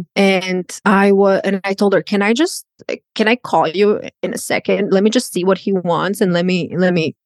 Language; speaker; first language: English; non-native, fluent; Croatian